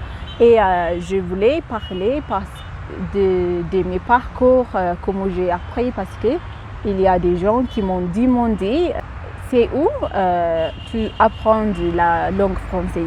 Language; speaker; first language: French; non-native, fluent; Amharic